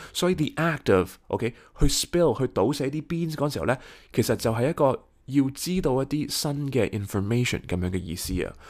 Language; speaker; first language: Cantonese; early bilingual, heritage; Cantonese